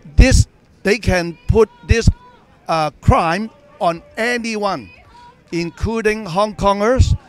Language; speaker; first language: English; non-native, local second language; Cantonese